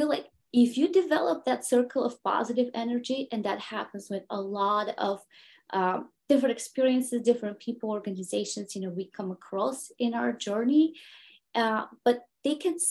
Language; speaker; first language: English; non-native, fluent; Bulgarian